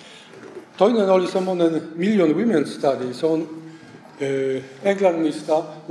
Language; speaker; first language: Finnish; non-native, fluent; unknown